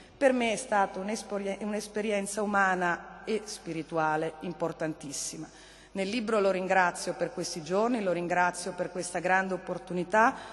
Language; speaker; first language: Italian; native; Italian